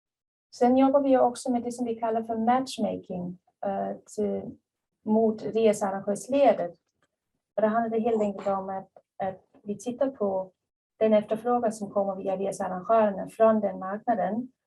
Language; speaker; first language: Swedish; native; Swedish